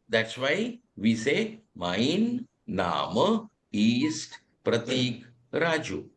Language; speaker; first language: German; non-native, fluent; Telugu